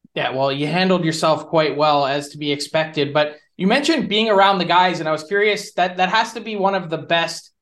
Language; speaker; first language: English; native; English